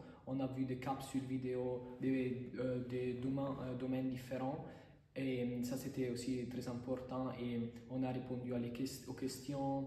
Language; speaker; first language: French; non-native, fluent; Italian